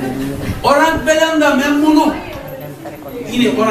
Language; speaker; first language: Indonesian; non-native, learner; Turkish